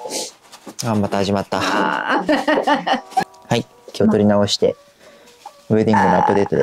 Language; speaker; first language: Japanese; native; Japanese